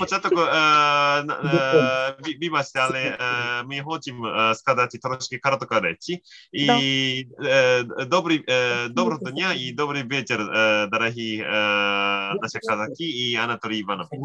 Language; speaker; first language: Ukrainian; non-native, learner; Japanese